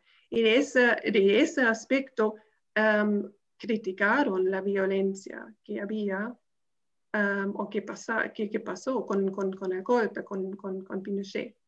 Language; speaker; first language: Spanish; non-native, fluent; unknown